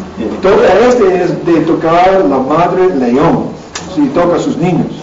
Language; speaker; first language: Spanish; non-native, learner; English